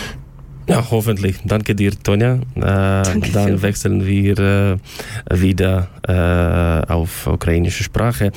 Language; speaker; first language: German; non-native, learner; Ukrainian